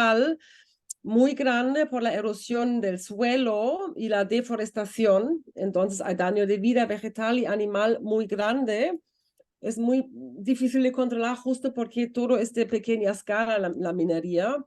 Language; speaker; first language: Spanish; non-native, fluent; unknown